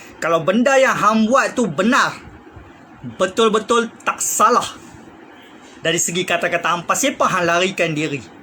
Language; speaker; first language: Malay; native; Malay